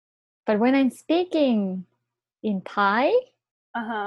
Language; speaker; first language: English; non-native, fluent; Japanese